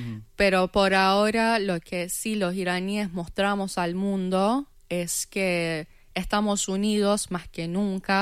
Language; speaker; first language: Spanish; non-native, fluent; Persian